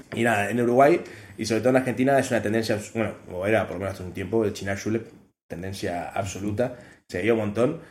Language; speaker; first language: Spanish; native; Spanish